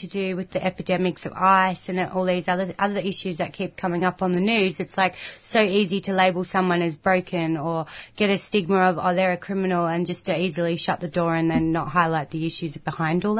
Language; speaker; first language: English; native; English